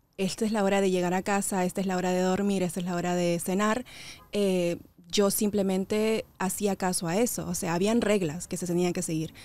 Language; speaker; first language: Spanish; native; Spanish